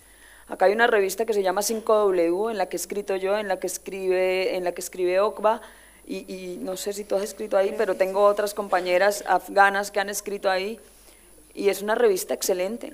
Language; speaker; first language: Spanish; native; Spanish